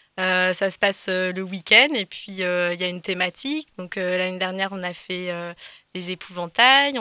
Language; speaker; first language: French; native; French